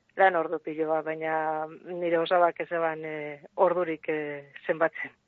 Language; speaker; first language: Basque; native; Basque